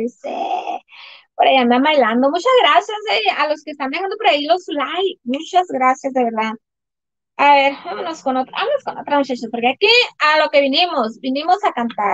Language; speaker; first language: Spanish; native; Spanish